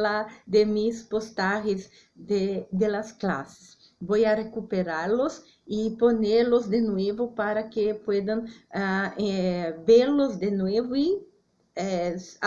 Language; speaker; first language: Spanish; non-native, fluent; Portuguese